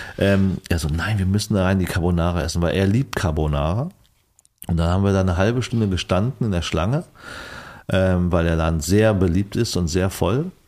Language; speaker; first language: German; early bilingual, other home language; Vietnamese